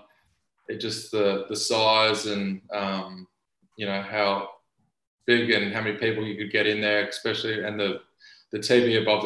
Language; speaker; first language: English; native; English